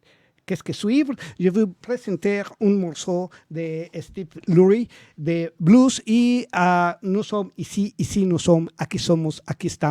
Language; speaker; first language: French; non-native, learner; Spanish